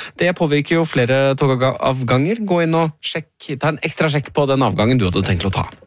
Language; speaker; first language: Norwegian; native; Norwegian